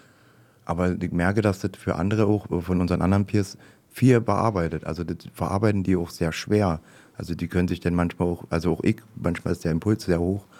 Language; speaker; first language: German; native; German